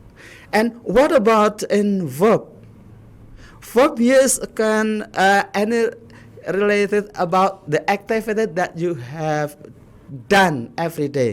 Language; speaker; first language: English; non-native, learner; Indonesian